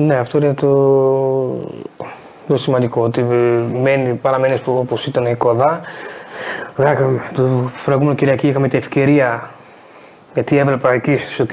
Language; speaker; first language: Greek; non-native, fluent; Portuguese